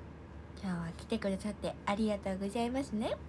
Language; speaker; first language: Japanese; native; Japanese